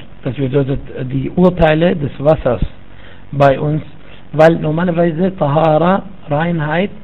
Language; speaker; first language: German; non-native, fluent; Arabic